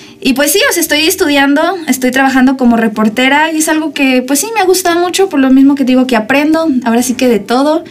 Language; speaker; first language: Spanish; native; Spanish